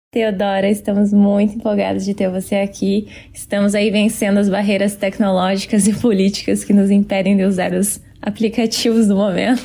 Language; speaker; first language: Portuguese; native; Portuguese